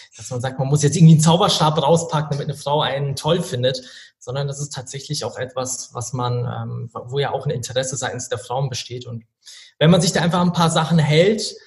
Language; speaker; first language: German; native; German